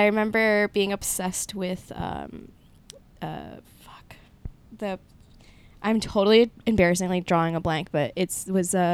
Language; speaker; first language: English; early bilingual, other home language; Spanish